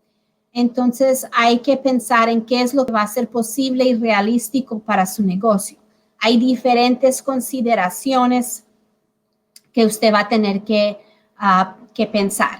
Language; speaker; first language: Spanish; early bilingual, heritage; Spanish